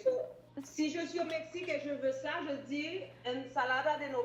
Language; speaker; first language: French; native; French